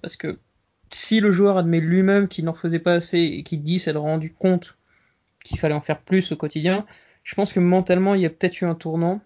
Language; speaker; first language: French; native; French